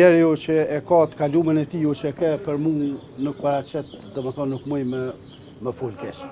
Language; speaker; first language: Albanian; native; Albanian